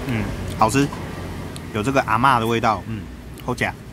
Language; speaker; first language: Chinese; native; Chinese